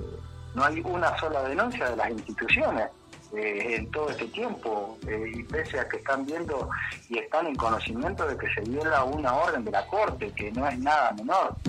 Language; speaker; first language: Spanish; native; Spanish